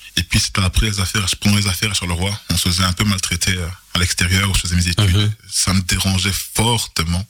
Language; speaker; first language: French; native; French